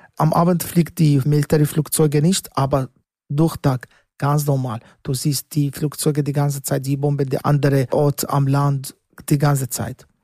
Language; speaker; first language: German; non-native, learner; Arabic